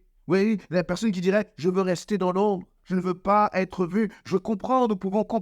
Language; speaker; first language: French; native; French